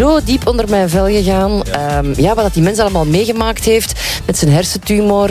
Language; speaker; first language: Dutch; native; Dutch